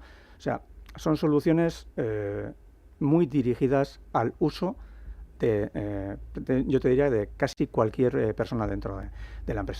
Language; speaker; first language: Spanish; native; Spanish